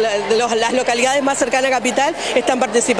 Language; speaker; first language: Spanish; native; Spanish